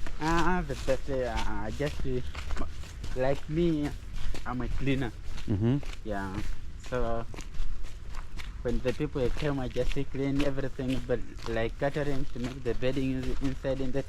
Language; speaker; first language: English; non-native, learner; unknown